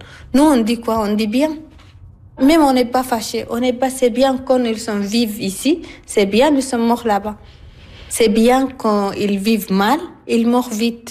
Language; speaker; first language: French; non-native, learner; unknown